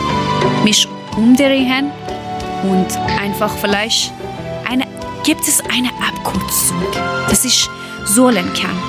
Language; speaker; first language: German; non-native, learner; Persian